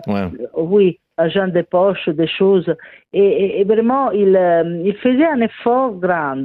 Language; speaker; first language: French; non-native, fluent; Italian